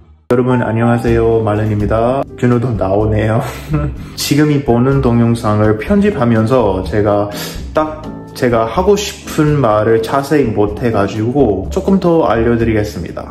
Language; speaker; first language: Korean; non-native, fluent; English